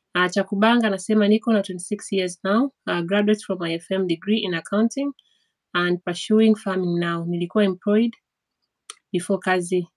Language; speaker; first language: Swahili; native; Swahili